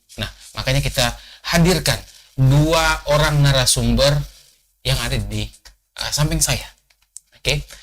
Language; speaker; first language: Indonesian; native; Indonesian